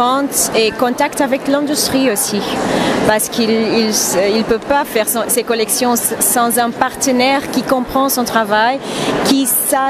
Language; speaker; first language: French; non-native, fluent; Portuguese